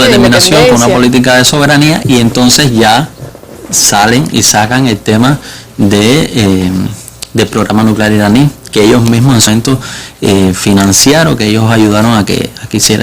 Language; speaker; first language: Spanish; native; Spanish